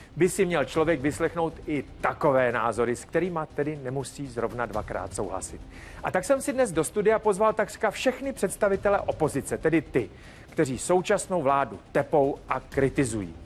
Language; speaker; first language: Czech; native; Czech